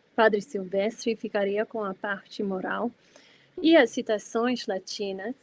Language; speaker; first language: Portuguese; non-native, fluent; English